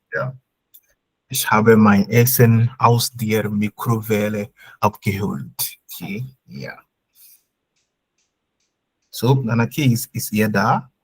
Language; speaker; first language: German; non-native, fluent; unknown